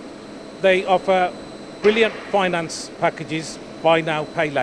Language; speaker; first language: English; native; English